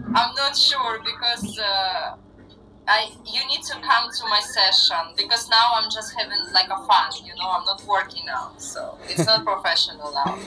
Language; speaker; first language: English; non-native, fluent; Russian